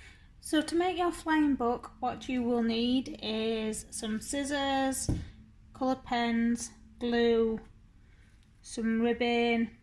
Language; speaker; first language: English; native; English